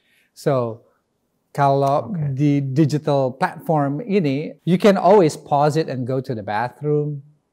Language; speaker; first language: English; early bilingual, other home language; Indonesian